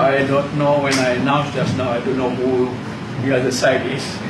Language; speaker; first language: English; non-native, local second language; Malay